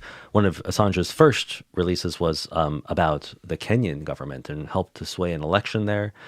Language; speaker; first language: English; native; English